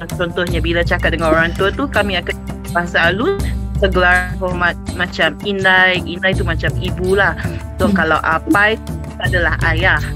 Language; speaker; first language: Malay; non-native, local second language; Iban